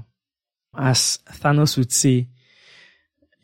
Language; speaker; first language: English; non-native, local second language; Yoruba